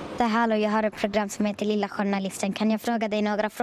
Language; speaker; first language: Swedish; non-native, learner; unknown